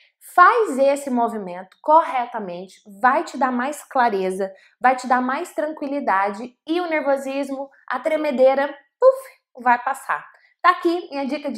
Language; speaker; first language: Portuguese; native; Portuguese